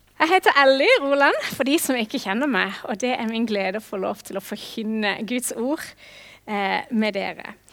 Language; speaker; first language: Norwegian; non-native, fluent; English